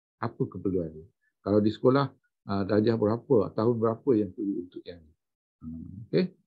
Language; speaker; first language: Malay; native; Malay